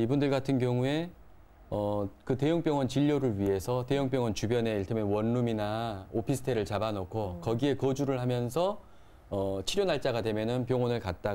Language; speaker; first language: Korean; native; Korean